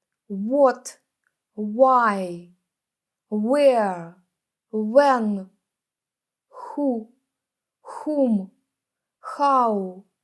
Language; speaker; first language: English; non-native, fluent; Ukrainian